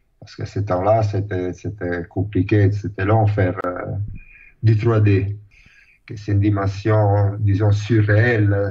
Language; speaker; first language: French; non-native, fluent; Italian